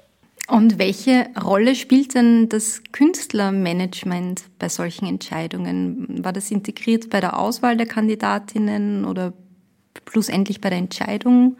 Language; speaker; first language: German; native; German